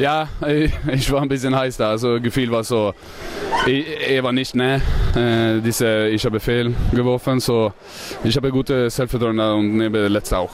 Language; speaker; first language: German; non-native, learner; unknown